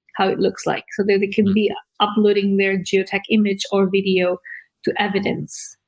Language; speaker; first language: English; early bilingual, other home language; Indonesian